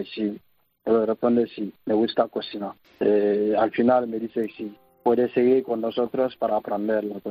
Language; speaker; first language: Spanish; non-native, learner; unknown